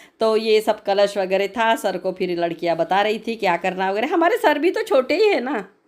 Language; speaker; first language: Hindi; non-native, local second language; Marathi